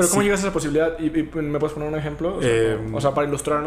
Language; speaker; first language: Spanish; native; Spanish